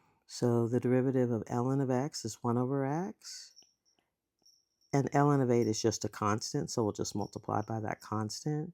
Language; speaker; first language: English; native; English